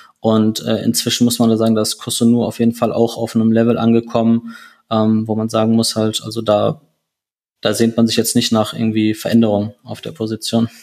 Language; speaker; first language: German; native; German